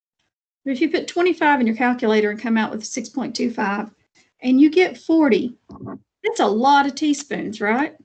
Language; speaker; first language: English; native; English